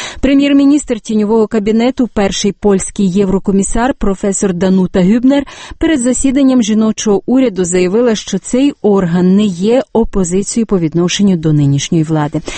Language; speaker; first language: Ukrainian; native; Ukrainian